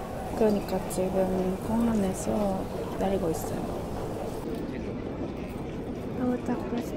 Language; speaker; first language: Korean; non-native, learner; Japanese